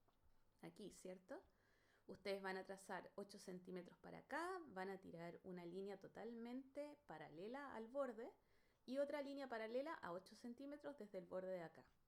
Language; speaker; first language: Spanish; native; Spanish